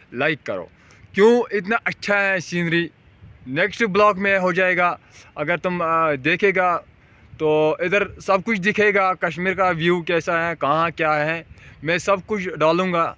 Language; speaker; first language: Hindi; non-native, local second language; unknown